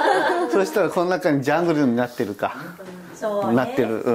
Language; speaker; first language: Japanese; non-native, fluent; Chinese